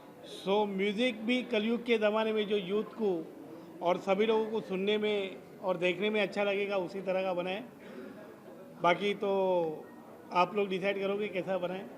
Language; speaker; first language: Hindi; native; Hindi